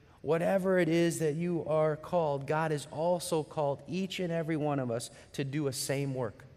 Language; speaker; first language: English; native; English